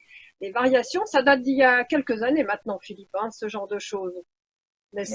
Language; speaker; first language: French; native; French